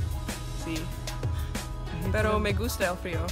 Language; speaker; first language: Spanish; non-native, learner; English